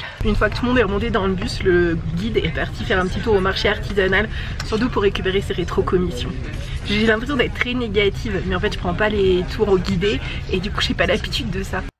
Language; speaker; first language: French; native; French